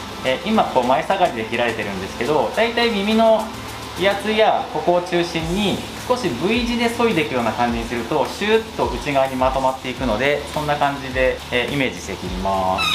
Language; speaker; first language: Japanese; native; Japanese